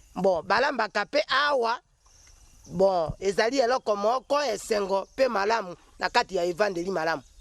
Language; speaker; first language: Lingala; non-native, local second language; Mongo